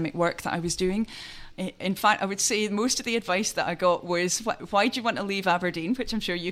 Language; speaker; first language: English; native; English